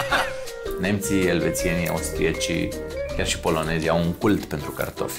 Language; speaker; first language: Romanian; native; Romanian